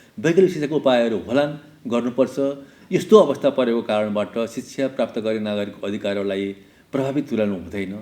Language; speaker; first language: Nepali; native; Nepali